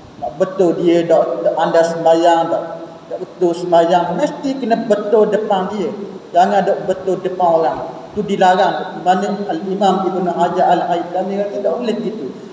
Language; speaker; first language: Malay; native; Malay